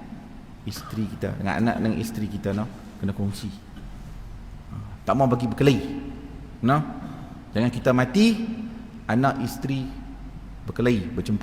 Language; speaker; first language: Malay; native; Malay